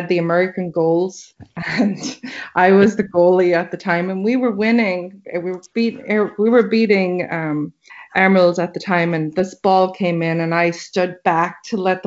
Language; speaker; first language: English; native; English